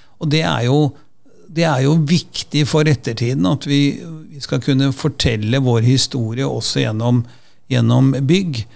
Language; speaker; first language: Norwegian; native; Norwegian